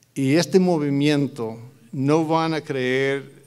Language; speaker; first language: Spanish; non-native, fluent; English